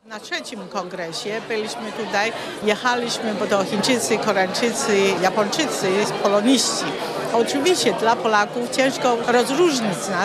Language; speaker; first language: Polish; non-native, fluent; Chinese